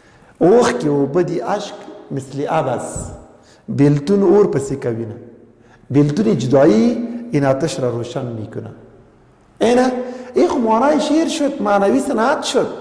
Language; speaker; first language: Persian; non-native, local second language; Pashto